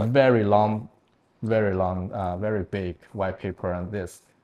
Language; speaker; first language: English; non-native, fluent; Chinese